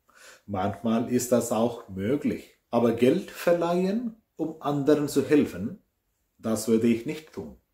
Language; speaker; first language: German; non-native, fluent; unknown